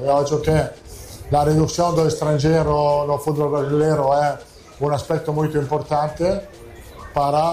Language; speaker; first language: Portuguese; non-native, fluent; Italian